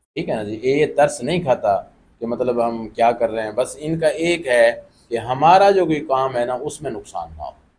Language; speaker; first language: Urdu; non-native, local second language; Saraiki